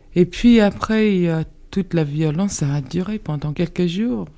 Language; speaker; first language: French; non-native, fluent; English